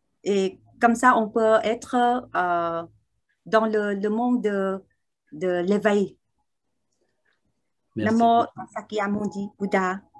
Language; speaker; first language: French; non-native, learner; Vietnamese